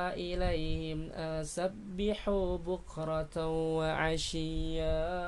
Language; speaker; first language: Arabic; non-native, fluent; Indonesian